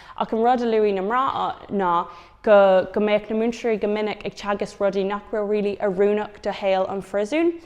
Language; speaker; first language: Irish; non-native, local second language; English